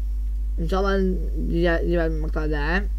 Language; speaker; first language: Arabic; native; Arabic